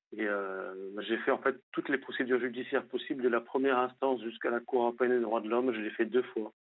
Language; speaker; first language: French; native; French